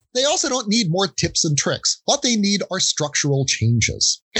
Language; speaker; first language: English; native; English